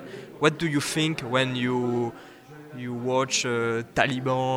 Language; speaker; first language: English; non-native, learner; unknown